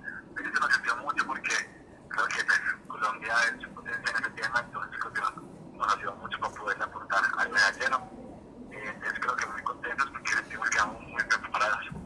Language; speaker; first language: Spanish; native; Spanish